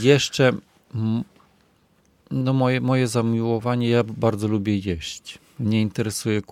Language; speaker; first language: Polish; non-native, fluent; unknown